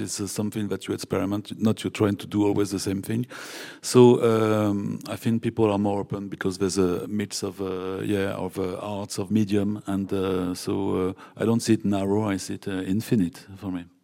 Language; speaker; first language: English; non-native, fluent; French